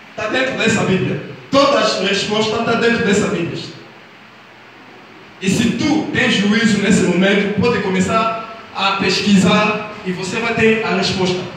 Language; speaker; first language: Portuguese; non-native, learner; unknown